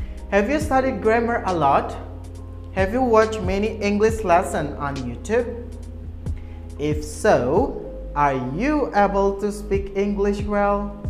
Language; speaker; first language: English; non-native, fluent; Indonesian